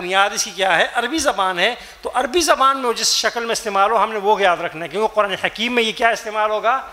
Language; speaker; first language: Urdu; native; Urdu